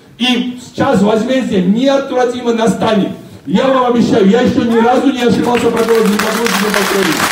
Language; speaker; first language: Russian; non-native, local second language; Georgian